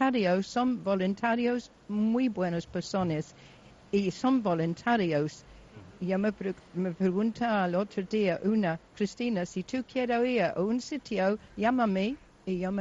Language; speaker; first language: Spanish; non-native, local second language; Basque